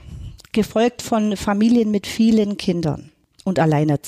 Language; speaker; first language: German; native; German